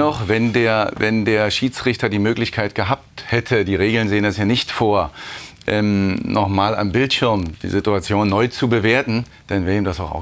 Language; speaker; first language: German; native; German